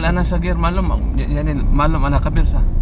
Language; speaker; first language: Arabic; non-native, learner; Filipino